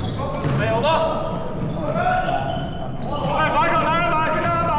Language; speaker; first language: Chinese; native; Chinese